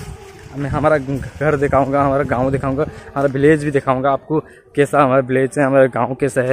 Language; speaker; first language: Hindi; non-native, local second language; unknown